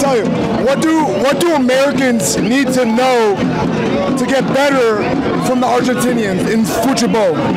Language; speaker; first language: English; native; English